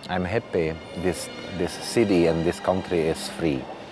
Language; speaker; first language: English; non-native, learner; Czech